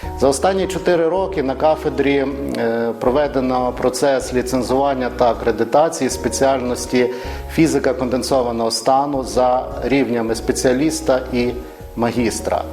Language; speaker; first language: Ukrainian; native; Ukrainian